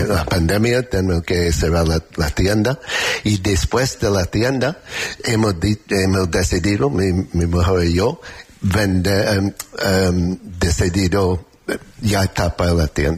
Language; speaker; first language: Spanish; non-native, learner; English